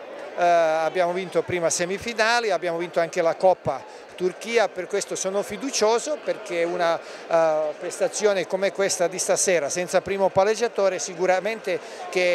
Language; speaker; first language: Italian; non-native, fluent; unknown